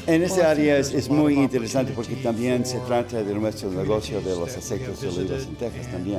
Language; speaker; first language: Spanish; non-native, fluent; English